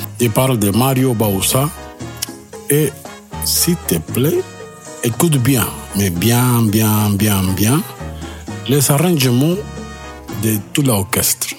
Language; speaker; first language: French; non-native, fluent; Spanish